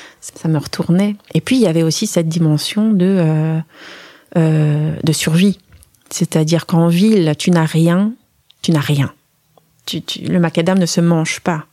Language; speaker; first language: French; native; French